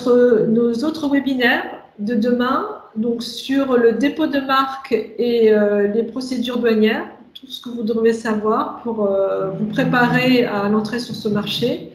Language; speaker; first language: French; native; French